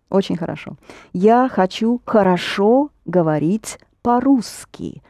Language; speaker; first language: Russian; native; Russian